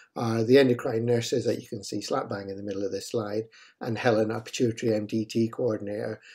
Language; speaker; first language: English; native; English